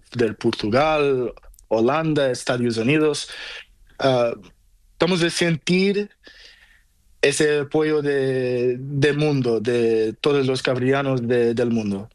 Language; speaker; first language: Spanish; non-native, learner; Portuguese